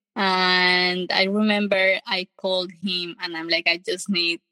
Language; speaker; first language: English; non-native, fluent; Spanish